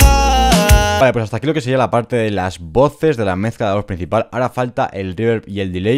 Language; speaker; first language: Spanish; native; Spanish